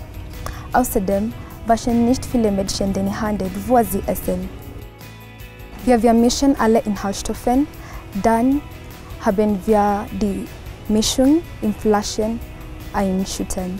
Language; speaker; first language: German; non-native, learner; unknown